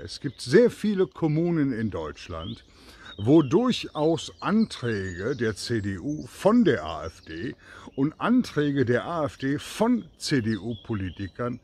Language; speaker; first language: German; native; German